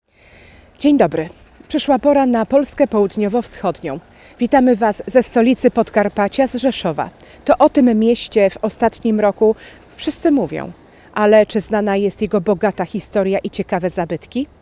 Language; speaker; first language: Polish; native; Polish